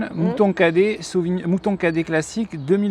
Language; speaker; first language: French; native; French